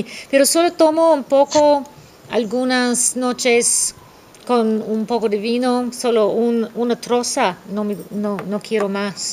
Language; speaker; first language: Spanish; non-native, fluent; English